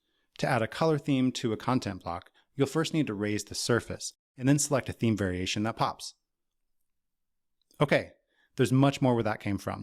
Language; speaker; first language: English; native; English